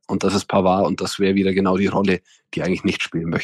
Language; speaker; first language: German; native; German